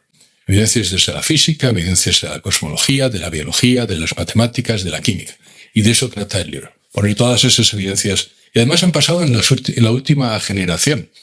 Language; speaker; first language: Spanish; native; Spanish